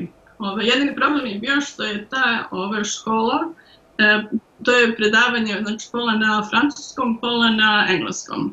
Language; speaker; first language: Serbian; early bilingual, heritage; Serbian